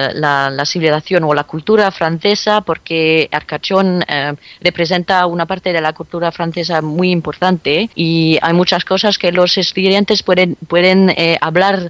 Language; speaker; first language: Spanish; non-native, fluent; French